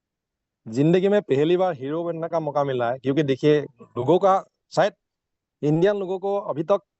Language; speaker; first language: Hindi; non-native, local second language; Assamese